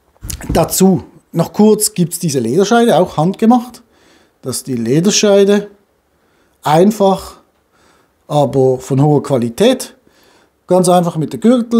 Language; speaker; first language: German; native; German